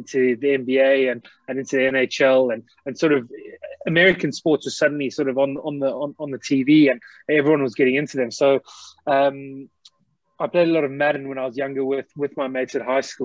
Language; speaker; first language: English; native; English